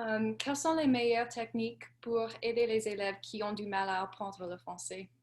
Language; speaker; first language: French; non-native, learner; English